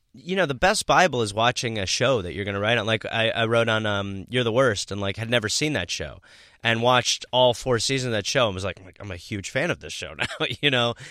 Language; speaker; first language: English; native; English